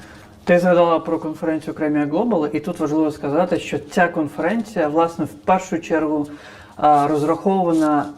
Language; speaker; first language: Ukrainian; non-native, fluent; Crimean Tatar